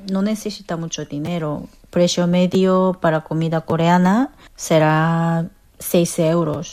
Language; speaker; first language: Spanish; non-native, learner; Korean